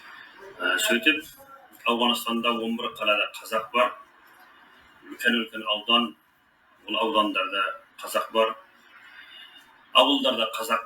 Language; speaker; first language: Kazakh; early bilingual, heritage; Kazakh